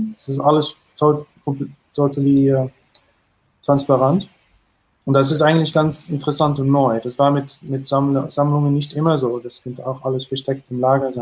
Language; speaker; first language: German; non-native, fluent; Dutch